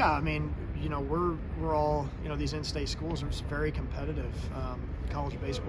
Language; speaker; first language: English; native; English